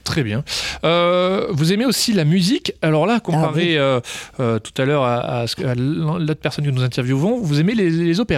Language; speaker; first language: French; native; French